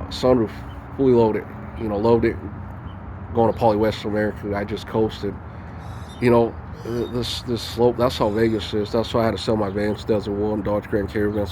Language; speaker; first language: English; native; English